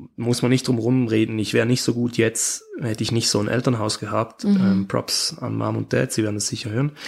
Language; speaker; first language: German; native; German